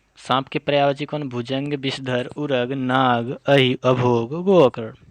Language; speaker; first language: Hindi; native; Hindi